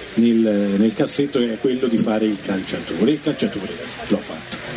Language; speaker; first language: Italian; native; Italian